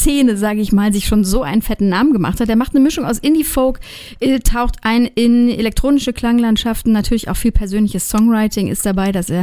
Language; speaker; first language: German; native; German